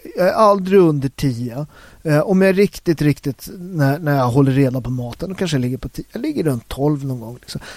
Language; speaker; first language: Swedish; early bilingual, other home language; Italian